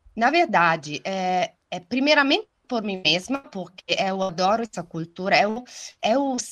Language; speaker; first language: Portuguese; non-native, fluent; Italian